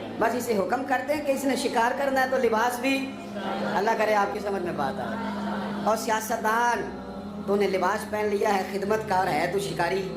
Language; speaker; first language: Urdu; non-native, local second language; Punjabi